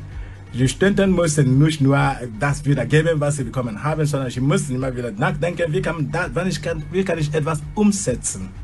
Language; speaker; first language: German; non-native, fluent; Igbo